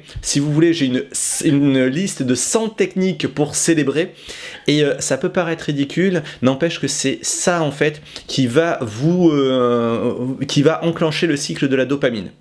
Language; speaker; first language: French; native; French